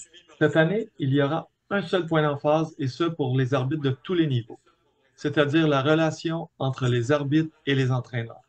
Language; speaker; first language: French; native; French